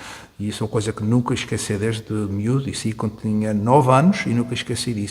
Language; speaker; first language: Portuguese; early bilingual, heritage; Portuguese